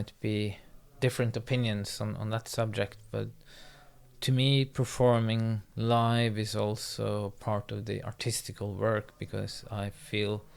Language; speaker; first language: English; non-native, fluent; Norwegian